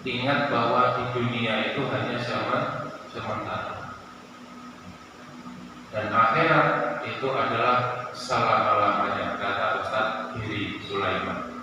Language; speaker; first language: Indonesian; non-native, local second language; Javanese